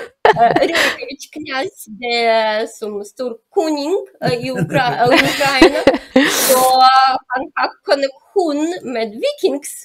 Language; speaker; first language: Ukrainian; native; Ukrainian